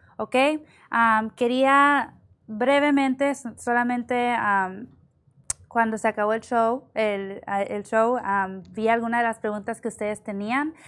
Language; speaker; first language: Spanish; early bilingual, heritage; Spanish